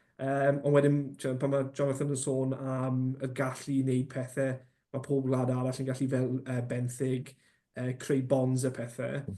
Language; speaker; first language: Welsh; non-native, local second language; English